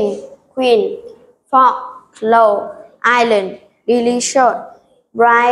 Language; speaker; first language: English; non-native, learner; Vietnamese